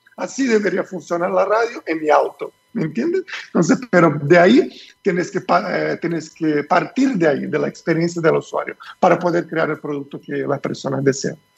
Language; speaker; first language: Spanish; non-native, fluent; Portuguese